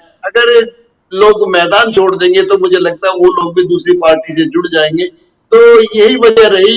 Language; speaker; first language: Hindi; native; Hindi